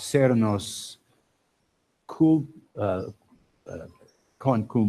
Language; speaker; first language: Spanish; non-native, learner; English